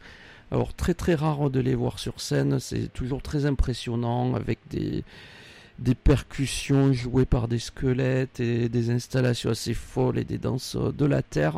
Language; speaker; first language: French; native; French